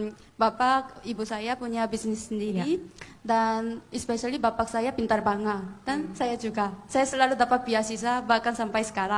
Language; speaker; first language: Indonesian; non-native, fluent; Korean